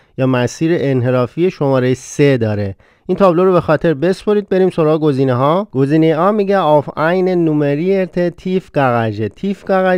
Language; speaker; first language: Persian; native; Persian